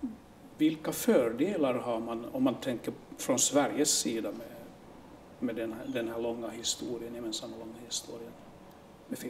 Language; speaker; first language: Swedish; non-native, local second language; Finnish